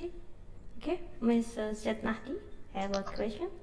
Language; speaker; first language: English; non-native, learner; Indonesian